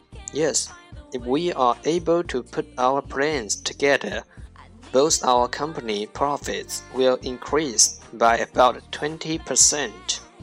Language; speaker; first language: English; non-native, fluent; Chinese